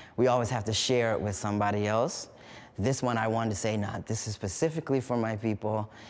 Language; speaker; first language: English; native; English